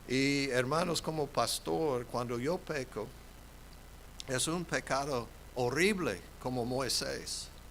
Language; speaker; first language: Spanish; non-native, fluent; English